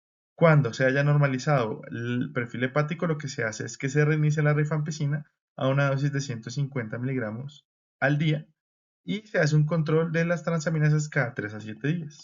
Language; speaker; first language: Spanish; native; Spanish